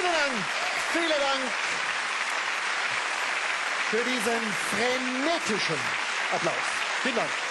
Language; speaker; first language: German; native; German